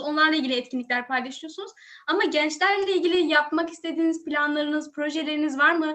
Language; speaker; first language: Turkish; native; Turkish